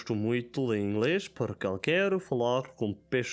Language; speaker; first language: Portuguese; non-native, learner; German